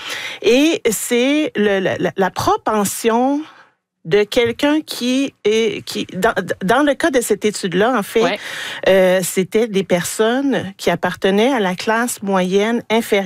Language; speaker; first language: French; native; French